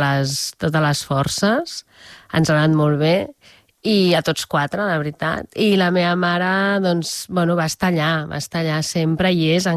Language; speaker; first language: Catalan; native; Catalan